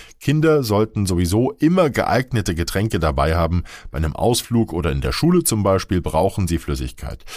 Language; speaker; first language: German; native; German